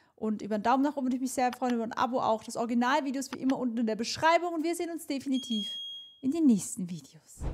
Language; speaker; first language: German; native; German